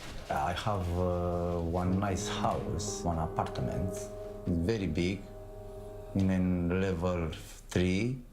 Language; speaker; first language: English; non-native, learner; Romanian